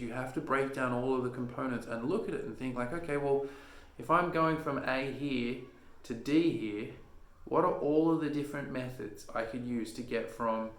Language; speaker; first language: English; native; English